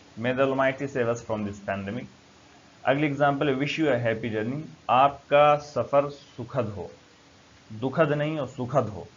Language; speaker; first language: Urdu; native; Urdu